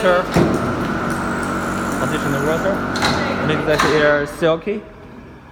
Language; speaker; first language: English; non-native, learner; Chinese